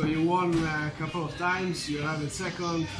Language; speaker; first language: English; non-native, fluent; Italian